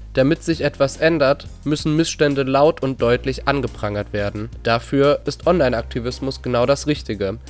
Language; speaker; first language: German; native; German